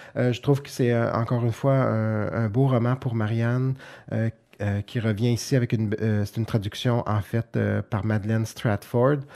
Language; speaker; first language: French; native; French